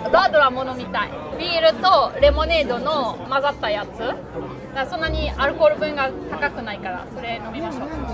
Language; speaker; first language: Japanese; non-native, fluent; German